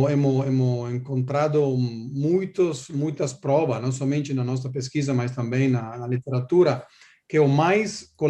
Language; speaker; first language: Portuguese; non-native, learner; Italian